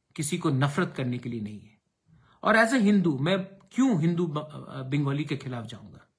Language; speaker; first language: Hindi; non-native, local second language; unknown